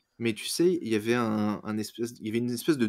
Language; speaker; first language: French; native; French